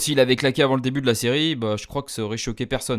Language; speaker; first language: French; native; French